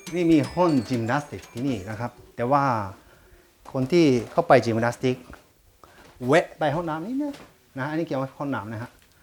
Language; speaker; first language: Thai; non-native, fluent; Japanese